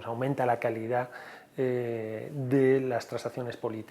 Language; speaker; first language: Spanish; native; Spanish